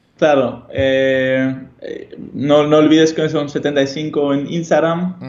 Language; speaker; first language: Spanish; non-native, fluent; Hebrew